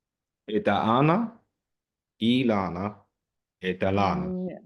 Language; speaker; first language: Russian; non-native, learner; Arabic